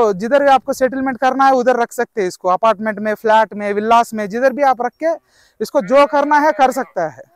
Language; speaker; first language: Hindi; non-native, local second language; Telugu